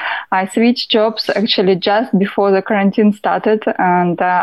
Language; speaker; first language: English; non-native, fluent; Russian